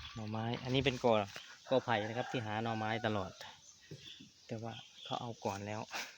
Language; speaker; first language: Thai; native; Thai